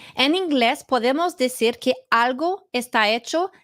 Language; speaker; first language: Spanish; non-native, learner; English